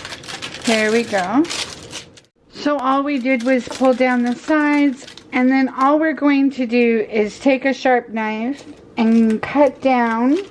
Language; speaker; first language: English; native; English